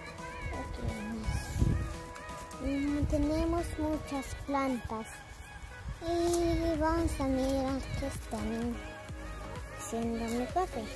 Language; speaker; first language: Spanish; early bilingual, heritage; Spanish